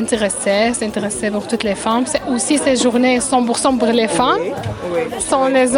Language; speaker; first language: French; non-native, learner; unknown